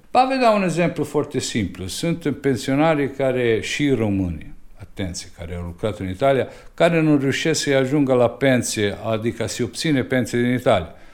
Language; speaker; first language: Romanian; non-native, fluent; Italian